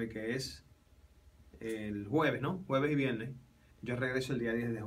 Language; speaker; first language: Spanish; native; Spanish